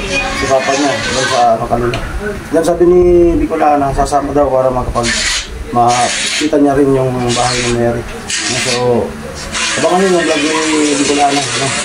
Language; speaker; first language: Filipino; non-native, local second language; Bikol